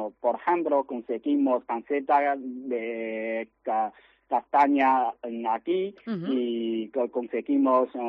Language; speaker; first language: Spanish; non-native, learner; Chinese